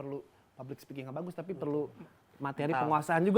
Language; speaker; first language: Indonesian; native; Indonesian